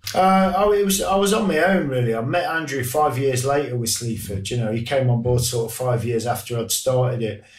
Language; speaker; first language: English; native; English